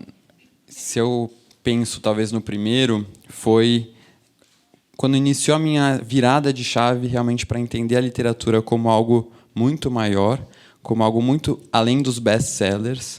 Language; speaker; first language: Portuguese; native; Portuguese